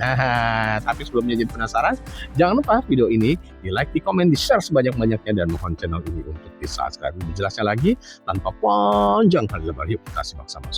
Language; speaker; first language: Indonesian; native; Indonesian